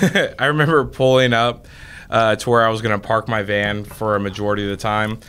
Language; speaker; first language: English; native; English